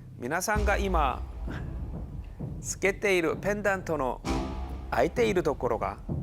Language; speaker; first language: Japanese; non-native, fluent; Korean